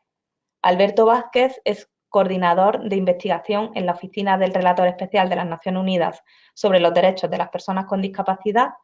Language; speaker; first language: Spanish; native; Spanish